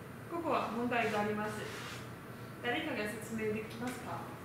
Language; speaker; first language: Japanese; non-native, learner; French